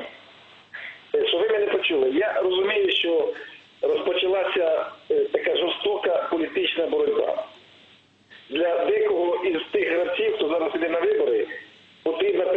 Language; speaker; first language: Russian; non-native, local second language; Ukrainian